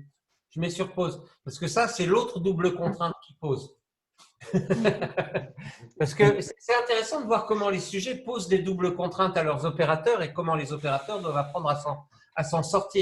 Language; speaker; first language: French; native; French